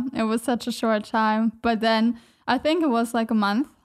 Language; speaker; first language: English; non-native, fluent; German